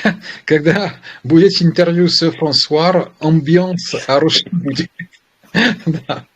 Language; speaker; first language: Russian; non-native, learner; French